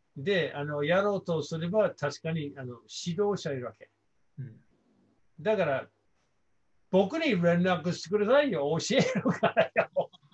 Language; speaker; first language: Japanese; non-native, fluent; English